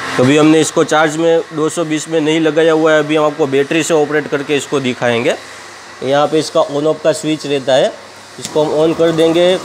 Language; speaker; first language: Hindi; non-native, local second language; Gujarati